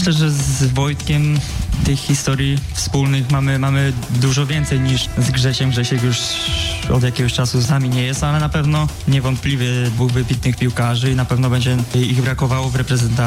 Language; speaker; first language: Polish; native; Polish